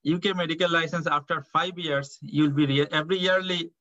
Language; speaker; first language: English; non-native, local second language; Bangla